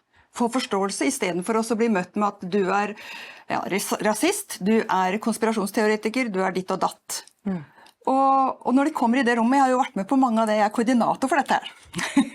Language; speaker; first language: Norwegian; native; Norwegian